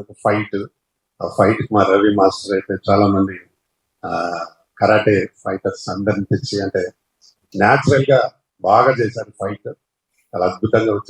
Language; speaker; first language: Telugu; native; Telugu